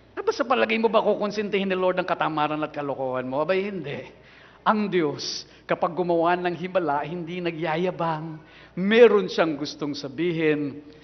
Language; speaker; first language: Filipino; non-native, local second language; Cebuano